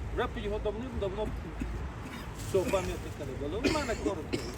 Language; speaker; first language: Ukrainian; native; Ukrainian